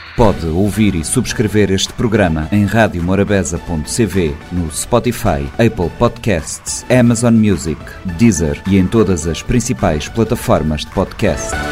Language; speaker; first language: Portuguese; non-native, local second language; Kabuverdianu